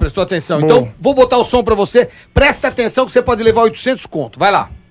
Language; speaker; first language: Portuguese; native; Portuguese